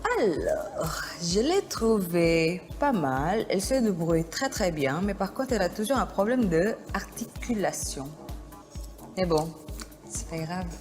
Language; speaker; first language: French; non-native, fluent; Indonesian